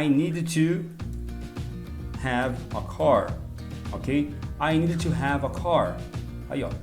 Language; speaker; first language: English; non-native, learner; Portuguese